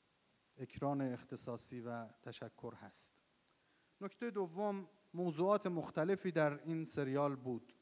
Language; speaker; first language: Persian; native; Persian